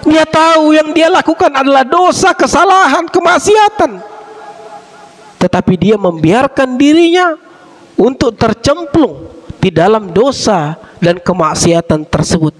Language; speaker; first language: Indonesian; native; Indonesian